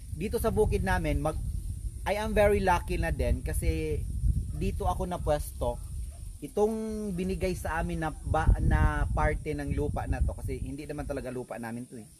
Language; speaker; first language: Filipino; non-native, local second language; Cebuano